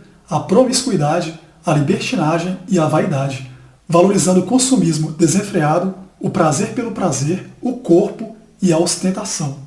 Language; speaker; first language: Portuguese; native; Portuguese